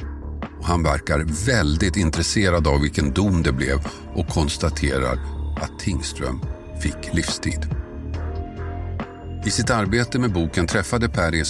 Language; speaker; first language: Swedish; native; Swedish